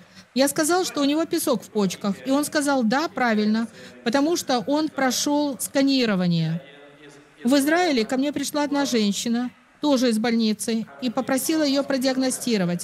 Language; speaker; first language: Russian; native; Russian